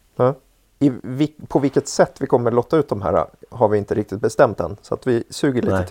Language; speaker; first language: Swedish; native; Swedish